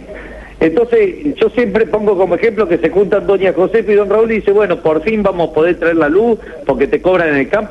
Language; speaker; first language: Spanish; native; Spanish